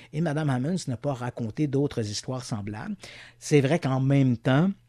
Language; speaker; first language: French; native; French